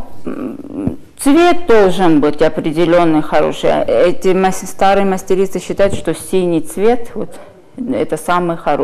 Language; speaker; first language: Russian; non-native, local second language; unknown